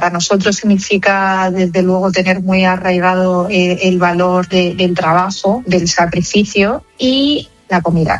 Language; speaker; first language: Spanish; native; Spanish